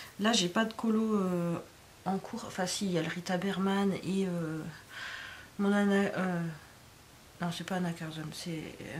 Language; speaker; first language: French; native; French